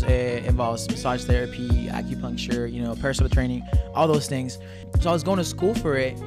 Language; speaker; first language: English; early bilingual, other home language; Spanish